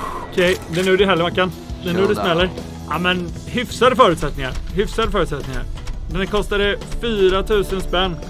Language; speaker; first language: Swedish; native; Swedish